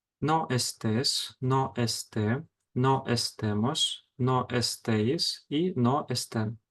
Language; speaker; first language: Spanish; non-native, fluent; Ukrainian